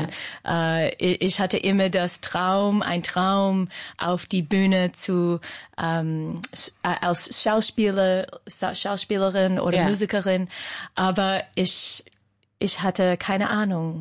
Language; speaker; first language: German; non-native, learner; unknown